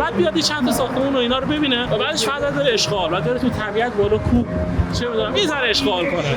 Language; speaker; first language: Persian; native; Persian